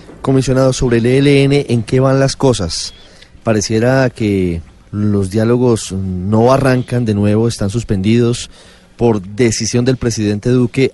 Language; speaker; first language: Spanish; native; Spanish